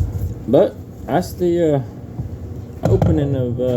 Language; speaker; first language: English; native; English